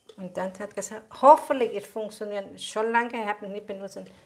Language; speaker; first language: German; non-native, learner; Thai